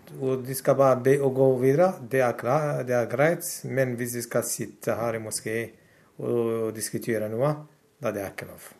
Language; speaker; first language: Norwegian; non-native, fluent; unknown